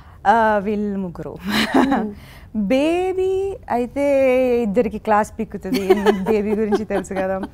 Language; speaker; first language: Telugu; non-native, fluent; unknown